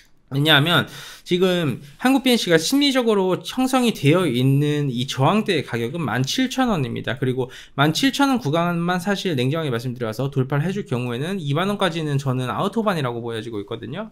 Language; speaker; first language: Korean; native; Korean